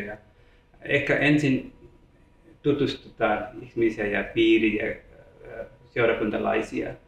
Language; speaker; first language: Finnish; non-native, learner; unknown